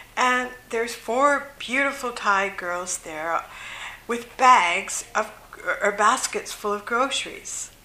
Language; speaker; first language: English; native; English